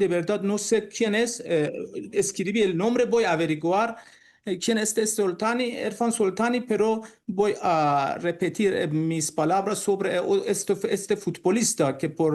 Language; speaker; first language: Spanish; non-native, learner; Persian